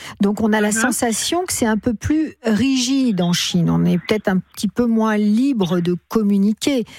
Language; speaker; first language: French; native; French